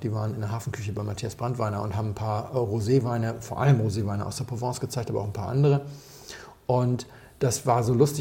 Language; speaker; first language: German; native; German